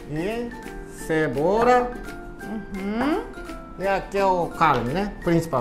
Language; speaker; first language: Portuguese; non-native, learner; Japanese